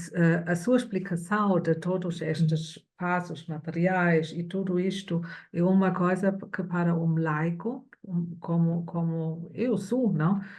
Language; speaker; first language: Portuguese; non-native, fluent; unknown